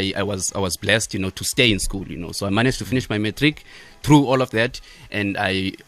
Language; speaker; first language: English; non-native, local second language; Xhosa